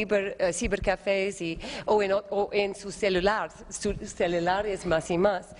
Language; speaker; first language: Spanish; non-native, fluent; English